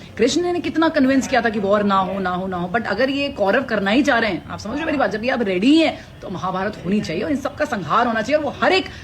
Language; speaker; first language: Hindi; native; Hindi